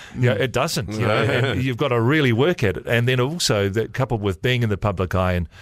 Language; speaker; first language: English; native; English